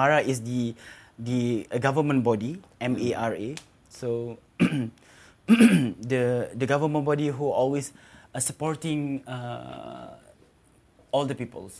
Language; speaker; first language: English; non-native, local second language; Malay